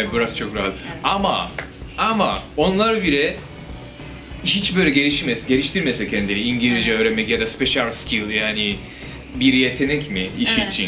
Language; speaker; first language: Turkish; non-native, fluent; Japanese